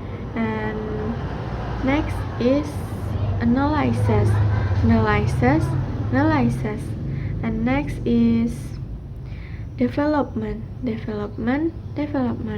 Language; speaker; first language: English; non-native, learner; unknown